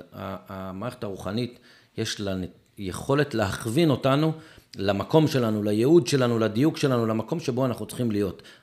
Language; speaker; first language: Hebrew; native; Hebrew